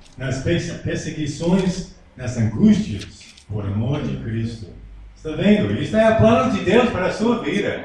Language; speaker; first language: Portuguese; non-native, fluent; English